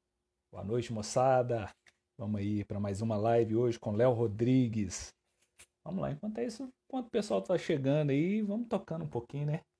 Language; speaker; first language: Portuguese; native; Portuguese